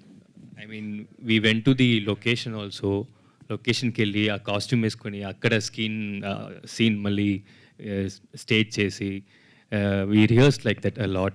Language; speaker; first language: Telugu; non-native, learner; Tamil